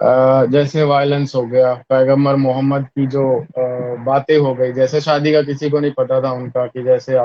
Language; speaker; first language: Hindi; native; Hindi